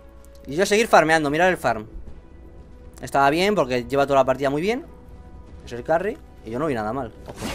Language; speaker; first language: Spanish; native; Spanish